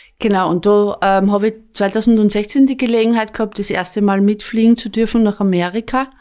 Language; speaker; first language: German; native; German